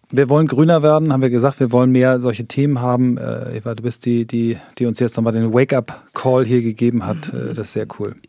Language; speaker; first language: German; native; German